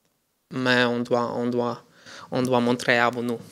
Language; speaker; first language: French; non-native, learner; Polish